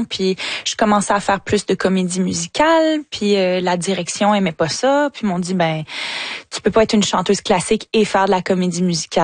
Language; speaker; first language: French; native; French